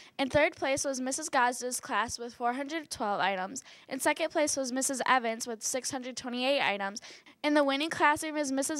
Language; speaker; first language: English; native; English